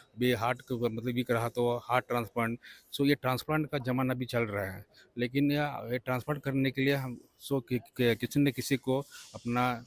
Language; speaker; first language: Hindi; non-native, local second language; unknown